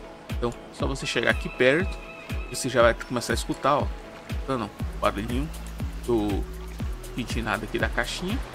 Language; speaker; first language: Portuguese; native; Portuguese